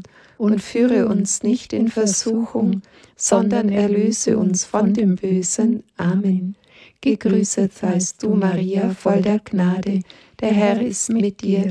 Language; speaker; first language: German; native; German